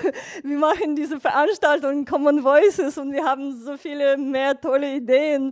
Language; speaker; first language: German; non-native, learner; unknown